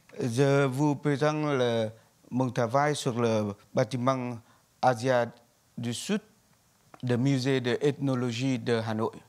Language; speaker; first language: French; non-native, learner; Vietnamese